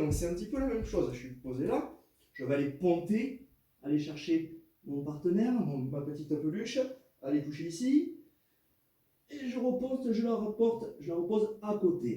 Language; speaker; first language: French; native; French